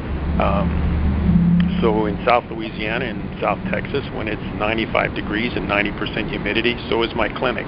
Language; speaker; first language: English; native; English